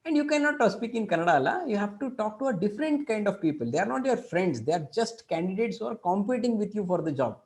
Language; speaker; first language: English; non-native, local second language; Kannada